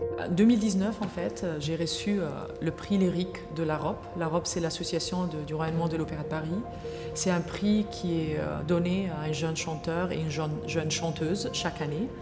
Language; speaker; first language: French; non-native, fluent; Arabic